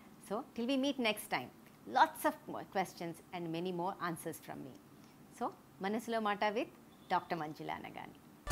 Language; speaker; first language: English; non-native, local second language; Telugu